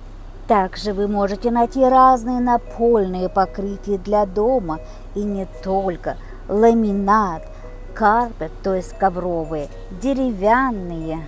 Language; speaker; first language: Russian; non-native, local second language; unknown